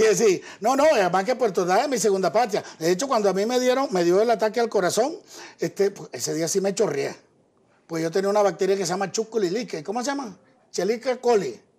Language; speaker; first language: Spanish; native; Spanish